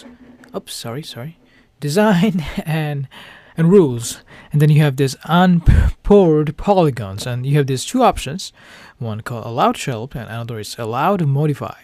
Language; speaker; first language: English; non-native, fluent; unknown